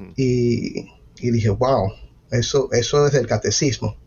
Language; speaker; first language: Spanish; early bilingual, heritage; Spanish